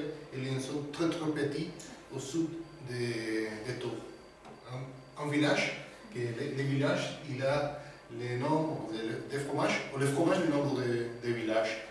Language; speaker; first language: French; non-native, learner; Spanish